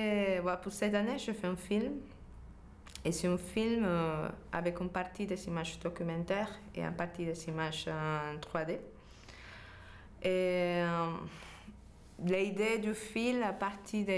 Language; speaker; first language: French; non-native, fluent; Spanish